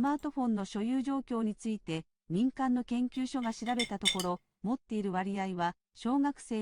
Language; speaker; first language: Japanese; native; Japanese